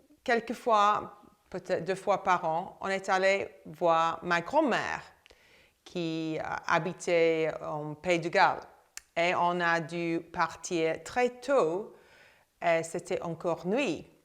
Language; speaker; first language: French; non-native, fluent; English